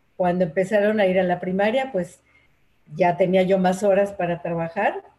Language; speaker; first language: Spanish; native; Spanish